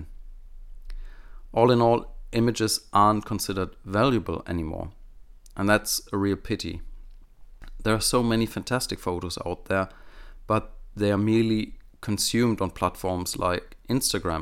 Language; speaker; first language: English; non-native, fluent; German